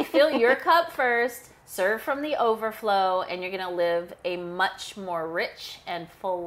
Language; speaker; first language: English; native; English